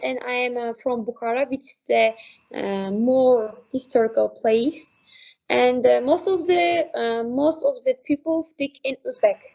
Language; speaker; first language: English; non-native, learner; Uzbek